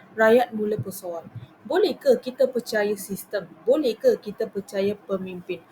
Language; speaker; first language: Malay; non-native, local second language; Tamil